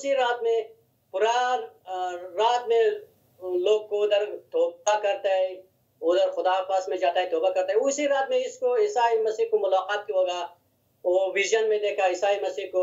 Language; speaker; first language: Hindi; non-native, learner; Hazaragi